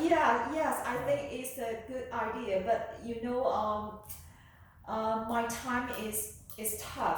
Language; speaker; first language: English; non-native, learner; Chinese